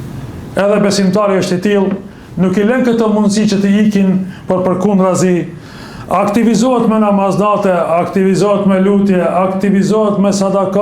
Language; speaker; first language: Albanian; native; Albanian